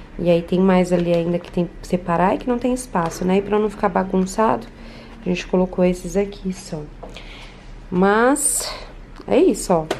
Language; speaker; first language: Portuguese; native; Portuguese